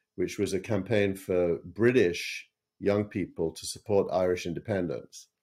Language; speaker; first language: English; native; English